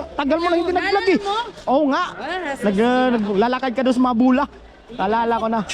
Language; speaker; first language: Filipino; native; Filipino